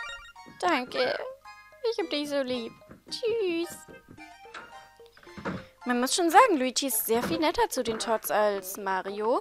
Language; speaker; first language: German; native; German